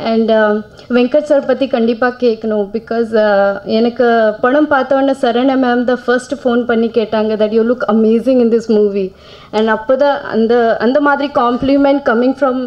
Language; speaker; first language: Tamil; non-native, learner; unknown